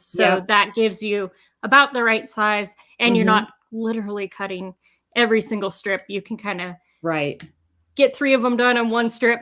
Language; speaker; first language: English; native; English